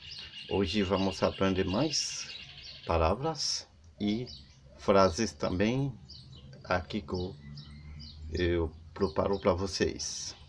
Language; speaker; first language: Portuguese; non-native, learner; Haitian Creole